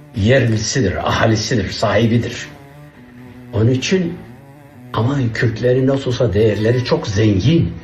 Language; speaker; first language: Turkish; non-native, local second language; Kurdish